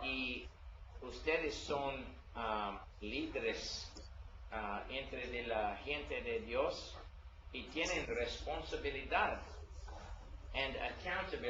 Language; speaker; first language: Spanish; non-native, learner; English